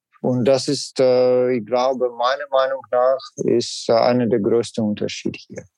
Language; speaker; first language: German; non-native, learner; Russian